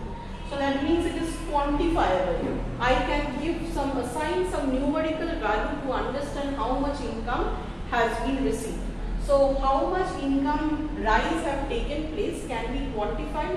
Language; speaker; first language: English; non-native, local second language; Bangla